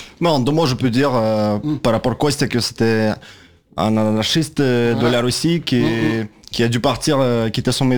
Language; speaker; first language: French; non-native, fluent; Russian